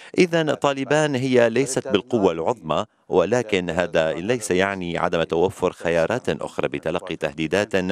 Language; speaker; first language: Arabic; non-native, fluent; Persian